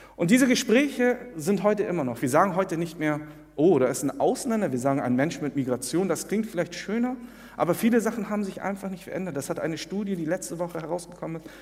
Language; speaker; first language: German; early bilingual, other home language; Korean